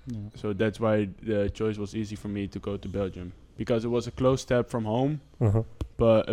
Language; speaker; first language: English; non-native, fluent; Dutch